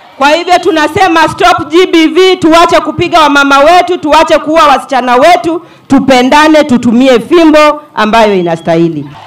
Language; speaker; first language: Swahili; non-native, local second language; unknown